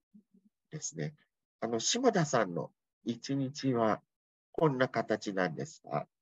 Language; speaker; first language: Japanese; non-native, fluent; Thai